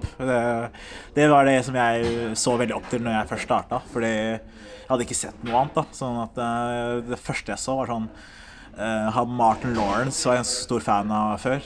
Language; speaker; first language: Norwegian; early bilingual, other home language; Somali